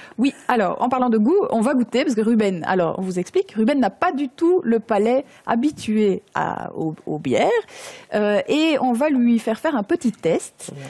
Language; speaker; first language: French; native; French